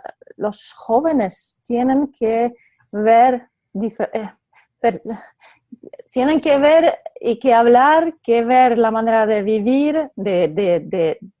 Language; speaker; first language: Spanish; non-native, fluent; Polish